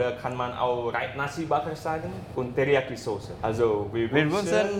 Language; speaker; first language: German; non-native, learner; Indonesian